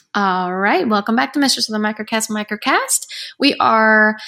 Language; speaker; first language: English; early bilingual, other home language; Spanish